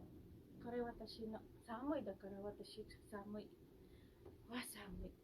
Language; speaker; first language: Japanese; non-native, fluent; Filipino